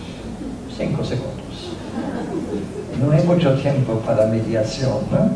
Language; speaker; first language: Spanish; non-native, fluent; Norwegian